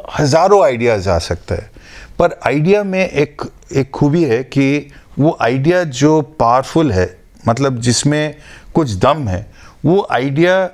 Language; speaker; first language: Hindi; non-native, local second language; Bangla